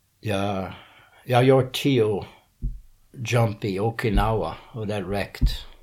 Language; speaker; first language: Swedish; non-native, fluent; English